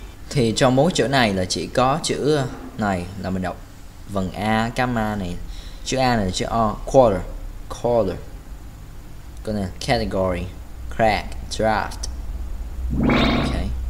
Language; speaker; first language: Vietnamese; native; Vietnamese